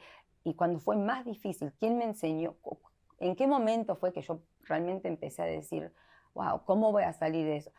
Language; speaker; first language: Spanish; early bilingual, heritage; Spanish